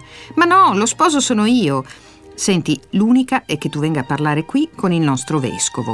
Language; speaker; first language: Italian; native; Italian